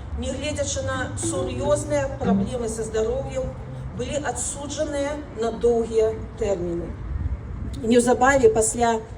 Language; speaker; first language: Belarusian; non-native, local second language; Russian